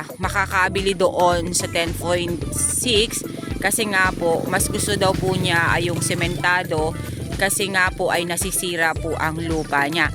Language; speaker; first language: Filipino; native; Filipino